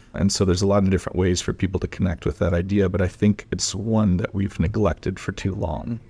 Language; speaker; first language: English; native; English